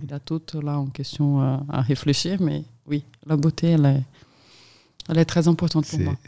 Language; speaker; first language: French; non-native, fluent; Portuguese